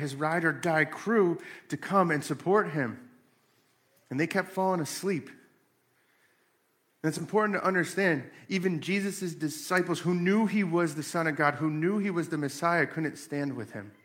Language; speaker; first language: English; native; English